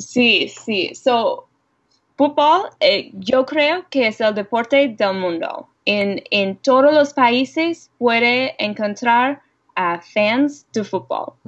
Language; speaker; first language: Spanish; non-native, learner; English